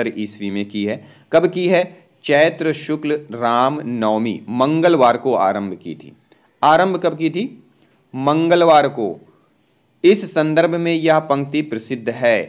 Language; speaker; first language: Hindi; native; Hindi